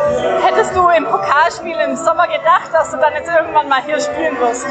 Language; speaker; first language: German; native; German